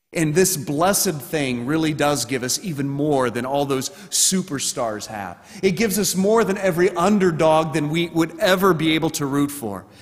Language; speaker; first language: English; native; English